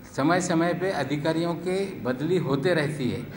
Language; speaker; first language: Hindi; non-native, local second language; Marathi